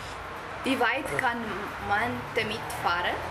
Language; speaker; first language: German; non-native, learner; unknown